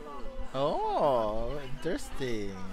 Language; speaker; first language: English; non-native, local second language; Malay